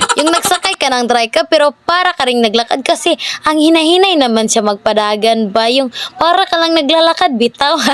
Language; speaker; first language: Filipino; non-native, local second language; Cebuano